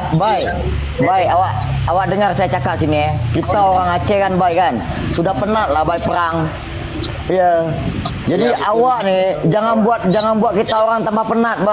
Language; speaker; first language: Malay; native; Malay